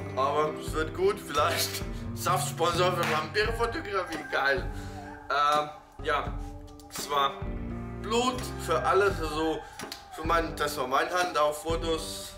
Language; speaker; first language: German; non-native, fluent; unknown